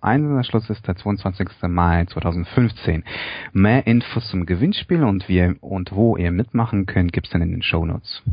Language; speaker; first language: German; native; German